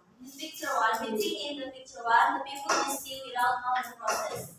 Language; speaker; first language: English; non-native, learner; Indonesian